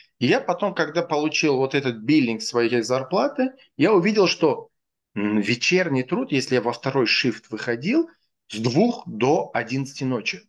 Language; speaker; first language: Russian; non-native, local second language; Tajik